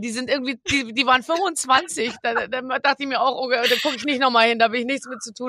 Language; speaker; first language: German; native; German